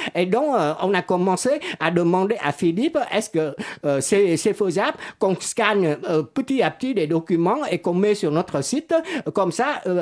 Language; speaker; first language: French; non-native, fluent; Vietnamese